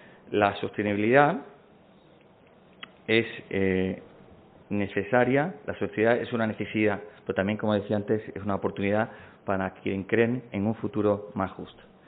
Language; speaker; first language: Spanish; native; Spanish